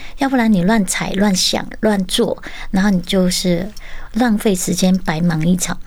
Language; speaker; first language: Chinese; native; Chinese